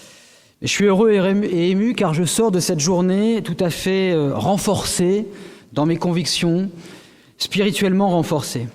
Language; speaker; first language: French; native; French